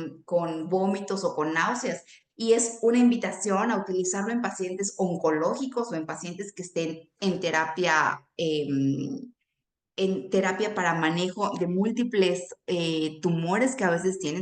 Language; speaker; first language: Spanish; native; Spanish